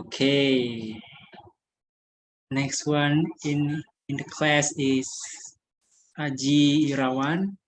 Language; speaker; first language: English; non-native, learner; Indonesian